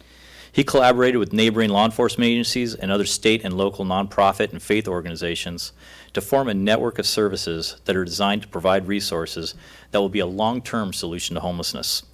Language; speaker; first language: English; native; English